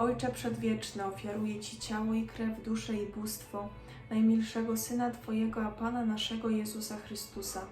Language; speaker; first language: Polish; native; Polish